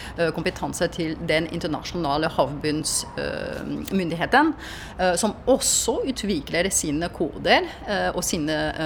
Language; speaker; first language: Norwegian; non-native, fluent; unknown